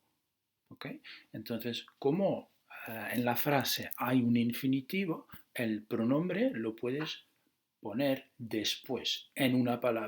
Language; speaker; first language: Spanish; non-native, fluent; Dutch